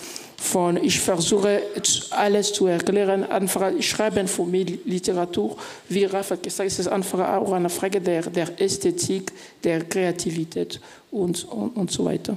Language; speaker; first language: German; non-native, fluent; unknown